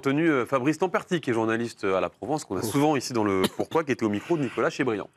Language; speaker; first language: French; native; French